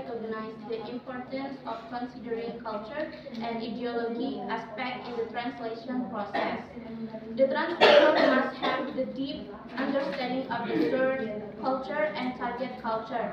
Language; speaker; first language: English; non-native, learner; Indonesian